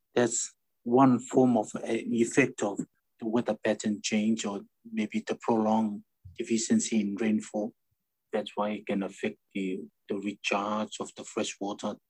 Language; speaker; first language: English; non-native, fluent; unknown